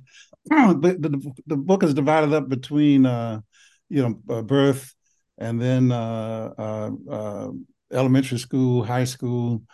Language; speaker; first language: English; native; English